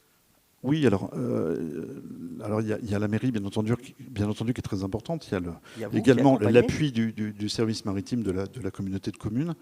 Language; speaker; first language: French; native; French